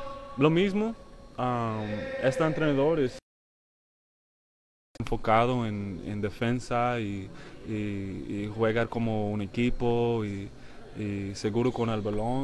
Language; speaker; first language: Spanish; non-native, learner; English